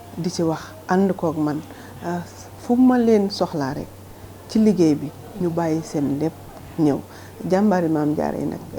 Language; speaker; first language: Wolof; native; Wolof